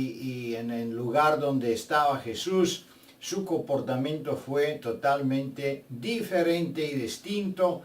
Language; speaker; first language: Spanish; non-native, fluent; Bulgarian